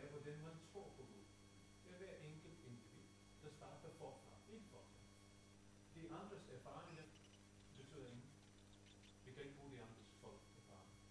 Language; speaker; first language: Danish; non-native, fluent; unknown